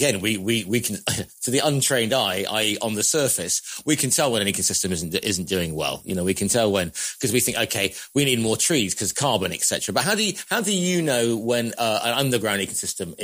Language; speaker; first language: English; native; English